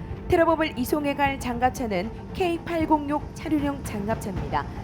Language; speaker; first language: Korean; native; Korean